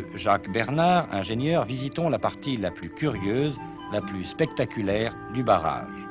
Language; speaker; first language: French; native; French